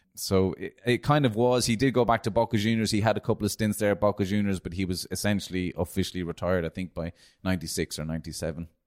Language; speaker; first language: English; native; English